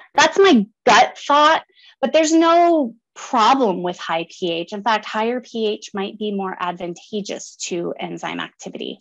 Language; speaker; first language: English; native; English